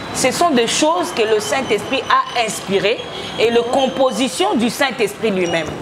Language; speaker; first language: French; non-native, local second language; Lingala